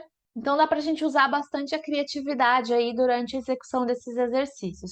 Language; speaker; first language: Portuguese; native; Portuguese